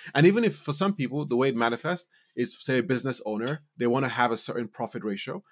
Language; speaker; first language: English; non-native, local second language; Yoruba